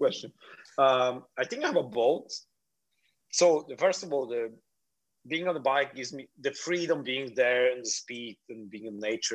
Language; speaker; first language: English; non-native, fluent; Polish